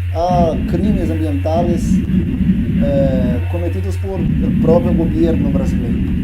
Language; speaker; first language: Spanish; non-native, learner; Portuguese